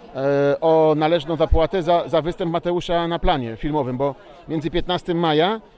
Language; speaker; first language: Polish; native; Polish